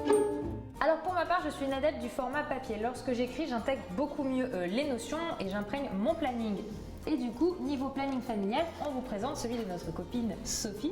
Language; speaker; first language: French; native; French